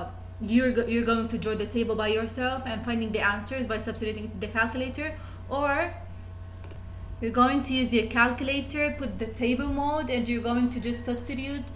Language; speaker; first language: English; non-native, fluent; Arabic